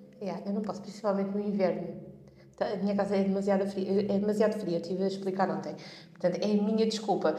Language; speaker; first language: Portuguese; native; Portuguese